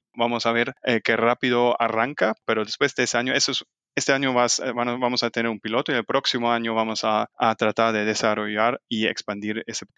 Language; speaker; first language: Spanish; non-native, fluent; German